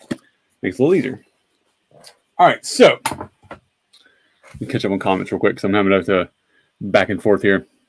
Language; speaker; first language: English; native; English